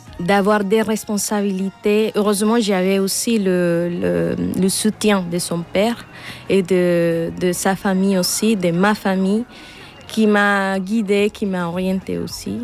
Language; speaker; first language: French; non-native, learner; Spanish